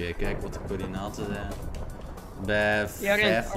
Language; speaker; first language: Dutch; native; Dutch